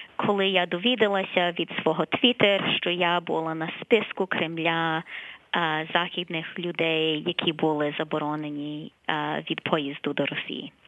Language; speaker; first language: Ukrainian; early bilingual, heritage; Ukrainian